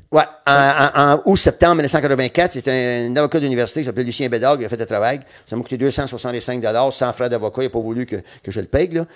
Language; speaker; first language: French; non-native, local second language; English